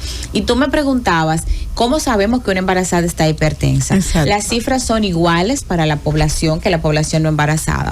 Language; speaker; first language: Spanish; native; Spanish